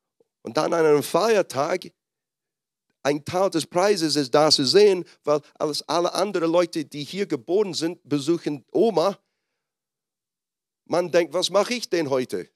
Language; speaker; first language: German; non-native, fluent; English